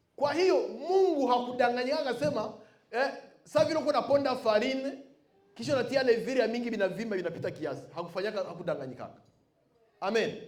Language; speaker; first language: Swahili; non-native, local second language; Bembe